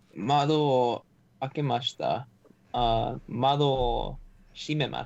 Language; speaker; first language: Japanese; non-native, learner; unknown